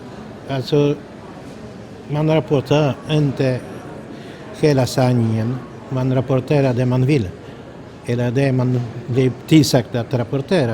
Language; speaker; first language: Swedish; non-native, fluent; Polish